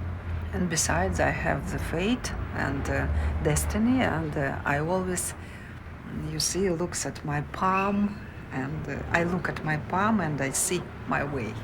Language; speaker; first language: English; non-native, learner; Russian